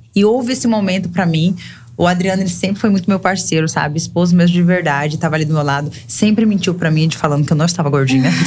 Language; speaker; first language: Portuguese; native; Portuguese